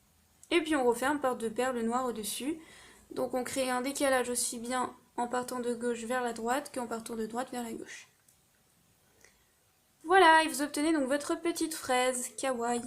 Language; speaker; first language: French; native; French